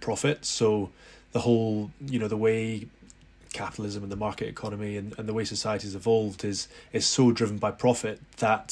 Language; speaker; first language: English; native; English